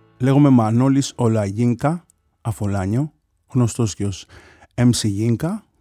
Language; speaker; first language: Greek; early bilingual, other home language; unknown